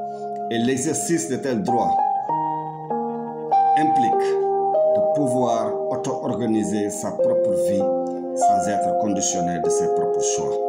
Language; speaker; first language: French; non-native, local second language; Wolof